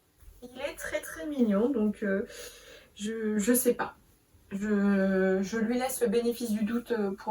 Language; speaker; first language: French; native; French